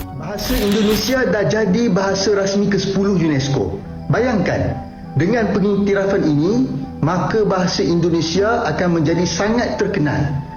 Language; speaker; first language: Malay; native; Malay